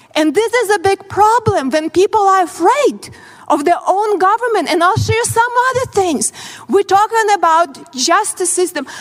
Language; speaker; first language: English; non-native, fluent; Ukrainian